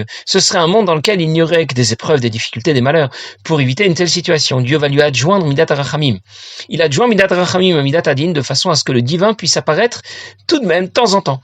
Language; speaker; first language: French; native; French